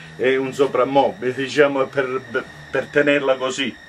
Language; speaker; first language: Italian; native; Italian